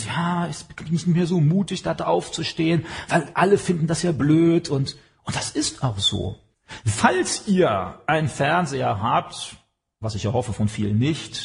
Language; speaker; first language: German; native; German